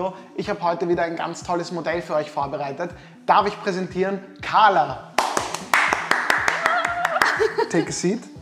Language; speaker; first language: German; native; German